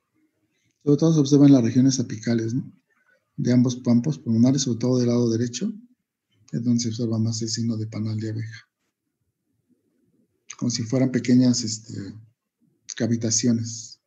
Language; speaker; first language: Spanish; native; Spanish